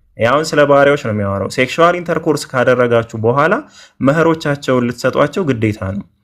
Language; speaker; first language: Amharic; native; Amharic